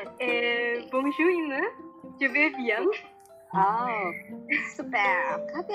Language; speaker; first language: French; non-native, learner; Indonesian